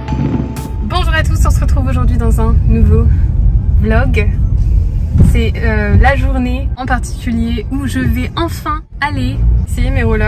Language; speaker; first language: French; native; French